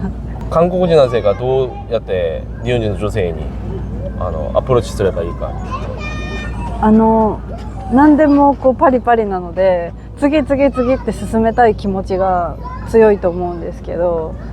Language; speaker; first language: Japanese; non-native, fluent; Korean